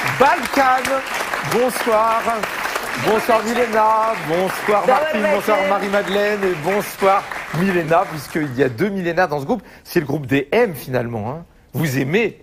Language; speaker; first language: French; native; French